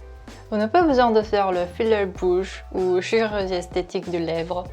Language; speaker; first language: French; non-native, fluent; Korean